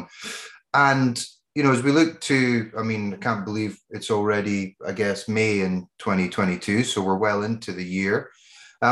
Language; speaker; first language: English; native; English